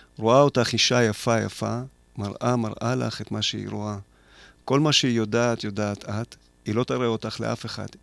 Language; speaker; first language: Hebrew; early bilingual, other home language; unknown